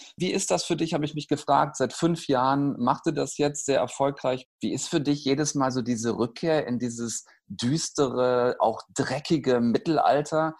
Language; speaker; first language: German; native; German